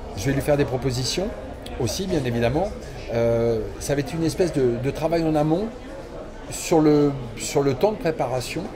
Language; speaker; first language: French; native; French